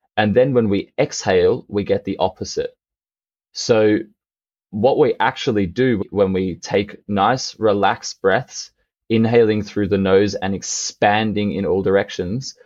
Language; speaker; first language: English; native; English